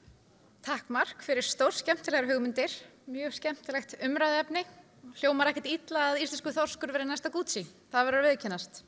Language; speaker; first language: Icelandic; native; Icelandic